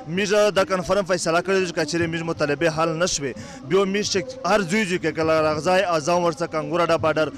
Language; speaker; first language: Pashto; native; Pashto